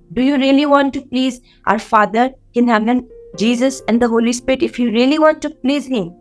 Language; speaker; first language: English; non-native, local second language; Assamese